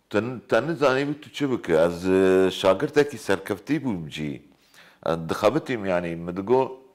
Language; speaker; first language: Kurdish; native; Kurdish